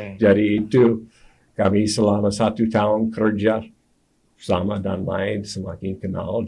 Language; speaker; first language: Indonesian; non-native, fluent; English